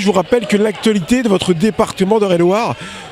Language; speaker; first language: French; native; French